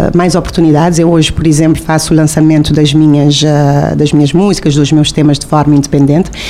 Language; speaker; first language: Portuguese; non-native, local second language; Kabuverdianu